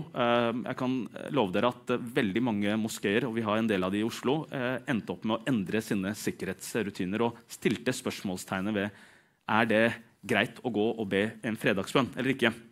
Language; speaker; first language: Norwegian; early bilingual, other home language; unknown